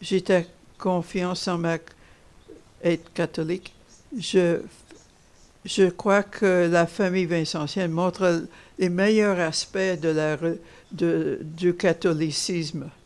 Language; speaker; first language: French; non-native, fluent; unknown